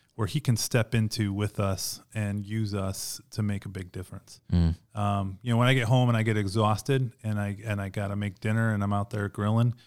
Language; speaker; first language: English; native; English